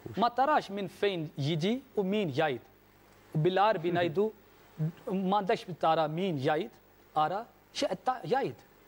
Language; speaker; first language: Maltese; non-native, fluent; Urdu